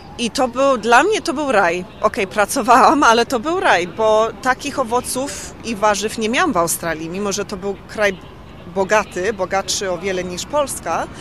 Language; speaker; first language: Polish; early bilingual, heritage; Polish